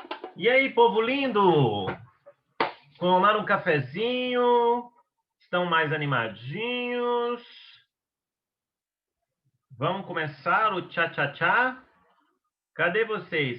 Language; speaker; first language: Portuguese; native; Portuguese